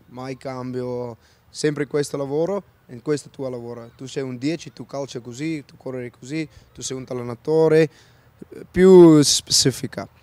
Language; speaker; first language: Italian; non-native, learner; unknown